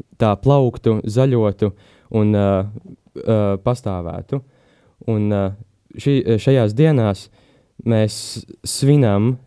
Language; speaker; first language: Latvian; native; Latvian